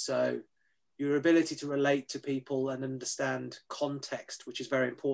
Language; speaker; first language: English; native; English